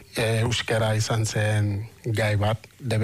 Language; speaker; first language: Basque; non-native, fluent; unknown